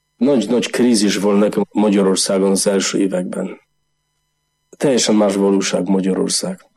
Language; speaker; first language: Hungarian; non-native, learner; Polish